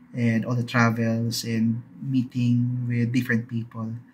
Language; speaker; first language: English; non-native, local second language; Bikol